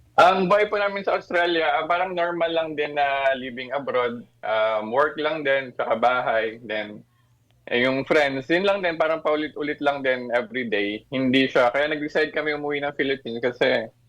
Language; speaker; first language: Filipino; native; Filipino